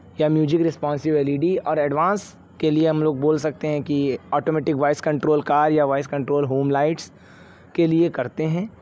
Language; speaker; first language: Hindi; native; Hindi